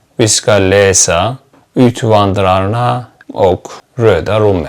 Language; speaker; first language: Swedish; non-native, fluent; Turkish